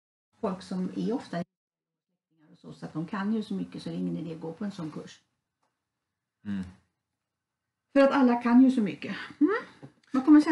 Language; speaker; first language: Swedish; native; Swedish